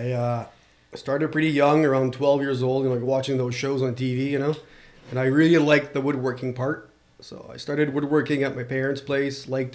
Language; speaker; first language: English; non-native, local second language; French